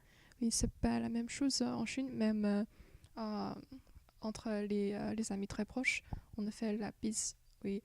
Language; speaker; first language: French; non-native, fluent; Chinese